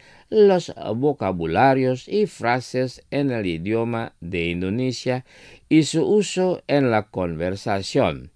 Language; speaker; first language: Spanish; non-native, learner; Indonesian